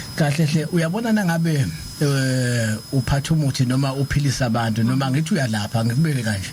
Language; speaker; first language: Zulu; native; Zulu